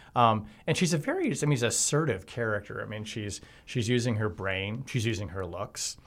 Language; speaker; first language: English; native; English